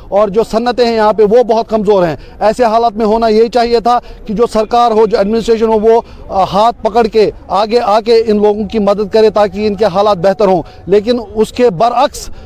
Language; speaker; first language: Urdu; non-native, local second language; Kashmiri